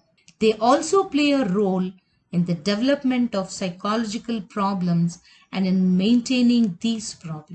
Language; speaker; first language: English; non-native, local second language; Kannada